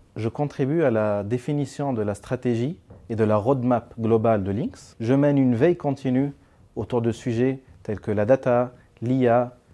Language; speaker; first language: French; non-native, local second language; Arabic